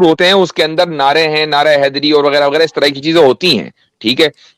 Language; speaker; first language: Hindi; native; Hindi